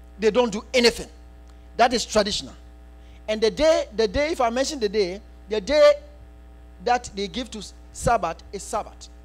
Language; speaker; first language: English; non-native, local second language; Akan